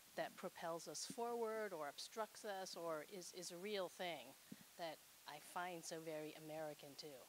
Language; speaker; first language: English; native; English